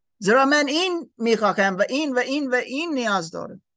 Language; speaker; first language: Persian; non-native, learner; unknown